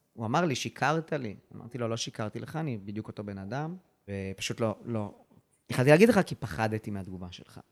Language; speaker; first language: Hebrew; early bilingual, other home language; English